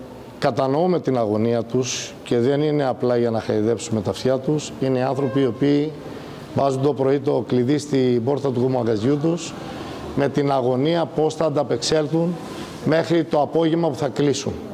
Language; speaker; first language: Greek; native; Greek